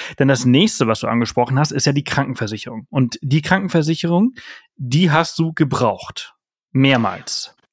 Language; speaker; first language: German; early bilingual, heritage; German